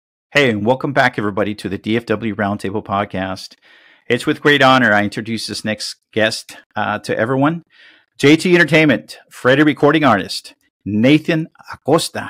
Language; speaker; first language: English; early bilingual, other home language; Spanish